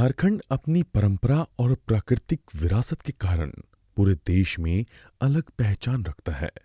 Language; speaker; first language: Hindi; native; Hindi